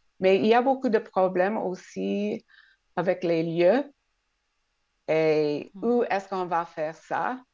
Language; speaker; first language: French; non-native, local second language; English